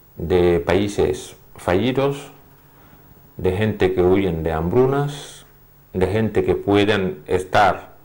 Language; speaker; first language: Spanish; non-native, fluent; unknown